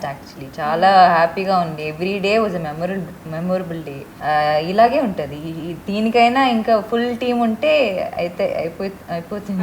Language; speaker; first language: Telugu; non-native, learner; Tamil